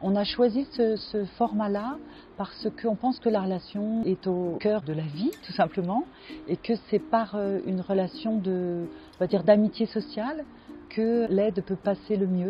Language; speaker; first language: French; native; French